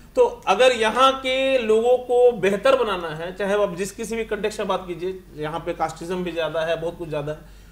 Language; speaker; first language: Hindi; native; Hindi